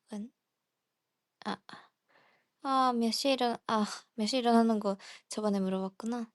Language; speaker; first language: Korean; non-native, fluent; Japanese